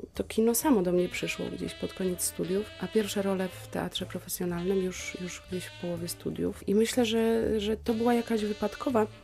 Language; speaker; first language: Polish; native; Polish